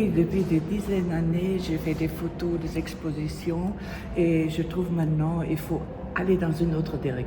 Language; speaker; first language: French; non-native, fluent; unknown